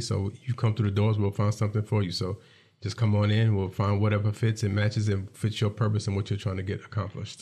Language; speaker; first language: English; native; English